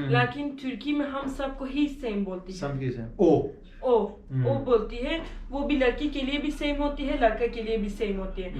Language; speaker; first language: Hindi; non-native, fluent; Turkish